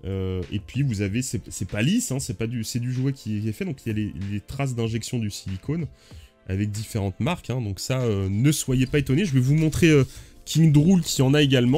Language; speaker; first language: French; native; French